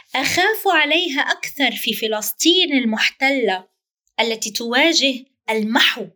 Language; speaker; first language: Arabic; native; Arabic